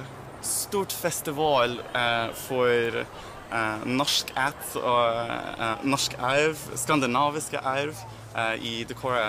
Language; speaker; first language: Norwegian; non-native, learner; English